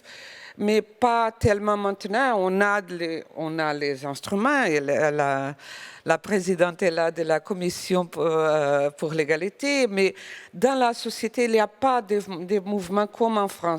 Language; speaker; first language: French; non-native, fluent; Portuguese